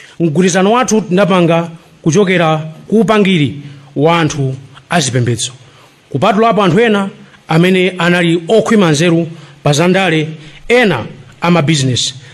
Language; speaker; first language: Nyanja; native; Nyanja